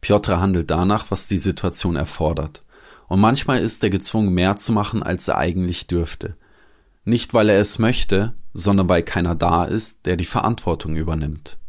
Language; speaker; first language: German; native; German